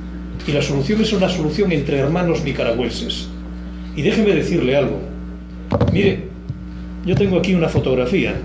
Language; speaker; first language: Spanish; native; Spanish